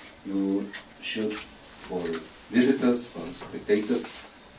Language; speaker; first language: English; non-native, learner; German